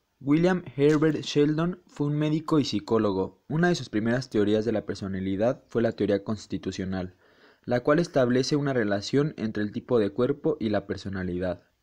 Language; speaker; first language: Spanish; native; Spanish